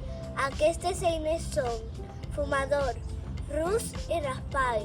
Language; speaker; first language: Catalan; non-native, local second language; Spanish